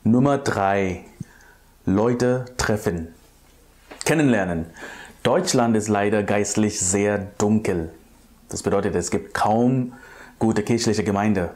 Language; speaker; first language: German; non-native, fluent; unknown